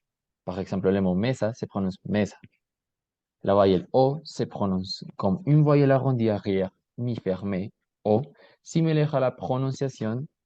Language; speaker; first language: French; non-native, learner; Spanish